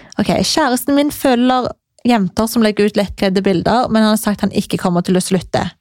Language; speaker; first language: Norwegian; native; Norwegian